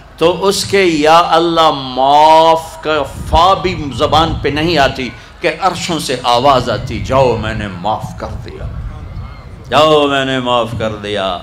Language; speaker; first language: Urdu; non-native, local second language; Punjabi